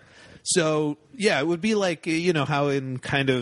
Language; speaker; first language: English; native; English